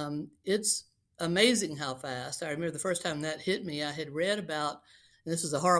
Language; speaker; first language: English; native; English